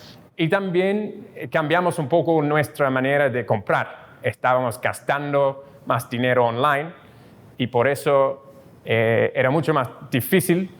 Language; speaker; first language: Spanish; non-native, fluent; English